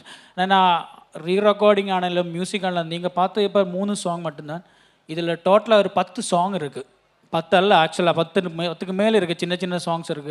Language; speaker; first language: Tamil; non-native, learner; Malayalam